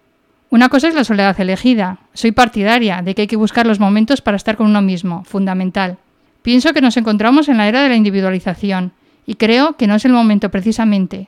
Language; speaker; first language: Spanish; native; Spanish